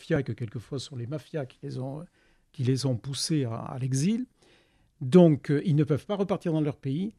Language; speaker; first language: French; native; French